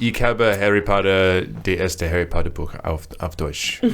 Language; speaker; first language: German; non-native, learner; English